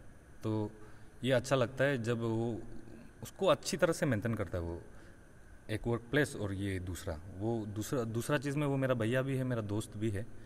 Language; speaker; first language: Hindi; non-native, local second language; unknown